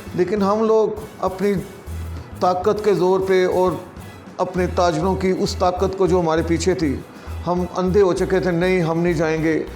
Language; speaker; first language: Hindi; non-native, local second language; Punjabi